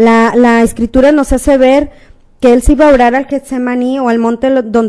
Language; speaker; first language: Spanish; native; Spanish